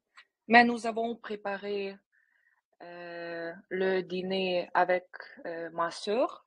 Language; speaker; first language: French; non-native, learner; Ukrainian